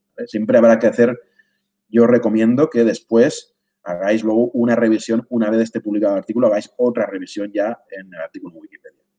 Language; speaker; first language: Spanish; non-native, local second language; Catalan